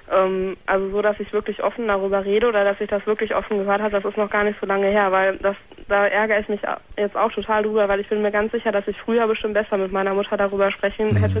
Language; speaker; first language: German; native; German